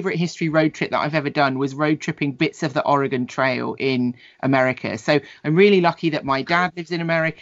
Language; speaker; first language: English; native; English